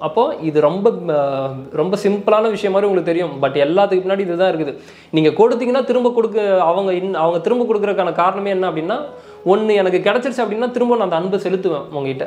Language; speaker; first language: Tamil; native; Tamil